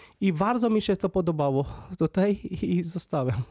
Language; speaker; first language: Polish; non-native, fluent; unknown